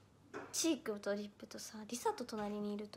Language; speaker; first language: Japanese; native; Japanese